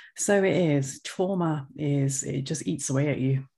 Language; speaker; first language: English; early bilingual, other home language; Hindi